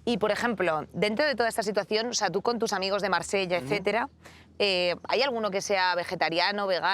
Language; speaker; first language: Spanish; native; Spanish